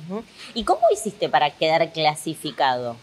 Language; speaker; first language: Spanish; native; Spanish